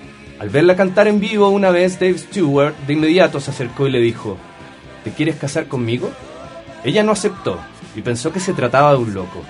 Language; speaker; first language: Spanish; native; Spanish